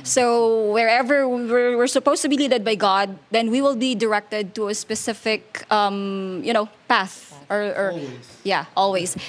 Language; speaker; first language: English; non-native, local second language; Hiligaynon